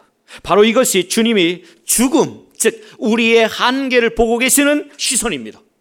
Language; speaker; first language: Korean; native; Korean